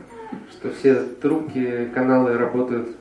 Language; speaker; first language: Russian; native; Russian